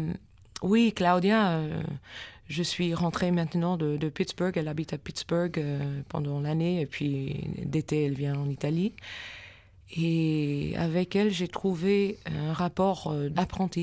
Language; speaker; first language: French; non-native, fluent; English